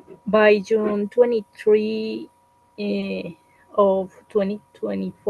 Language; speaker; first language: English; non-native, learner; Spanish